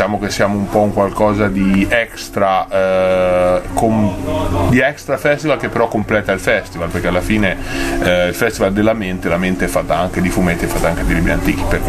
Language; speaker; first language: Italian; native; Italian